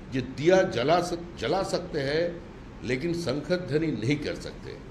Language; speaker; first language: Hindi; non-native, local second language; Bangla